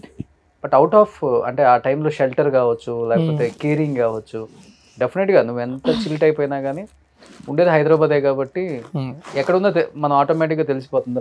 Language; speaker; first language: Telugu; native; Telugu